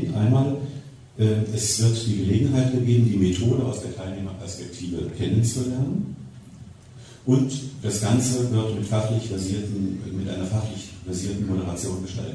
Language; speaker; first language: German; native; German